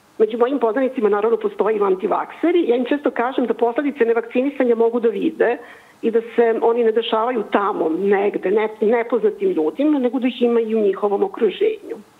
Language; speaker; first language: Serbian; native; Serbian